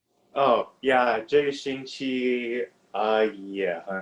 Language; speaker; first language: Chinese; non-native, learner; English